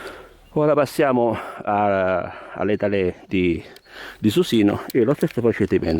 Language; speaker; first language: Italian; native; Italian